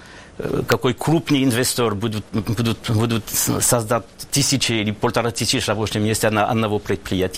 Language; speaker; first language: Russian; non-native, learner; French